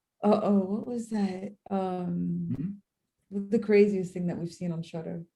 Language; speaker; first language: English; native; English